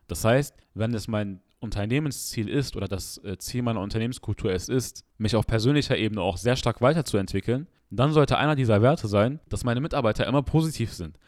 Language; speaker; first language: German; early bilingual, other home language; Arabic